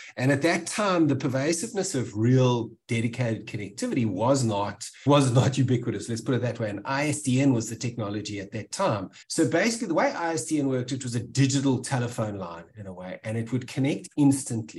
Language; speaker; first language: English; native; English